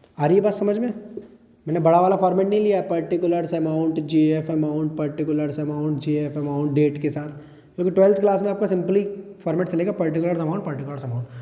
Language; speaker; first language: Hindi; native; Hindi